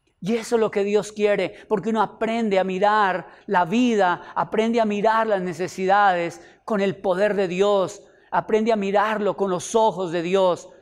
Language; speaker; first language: Spanish; native; Spanish